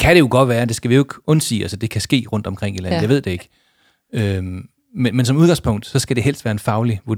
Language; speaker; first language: Danish; native; Danish